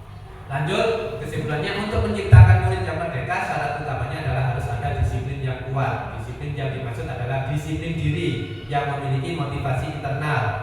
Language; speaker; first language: Indonesian; native; Indonesian